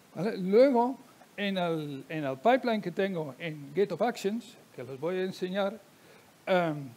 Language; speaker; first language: Spanish; non-native, fluent; Dutch